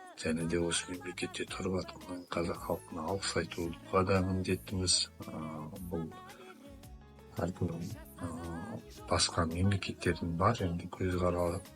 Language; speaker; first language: Kazakh; non-native, local second language; Tatar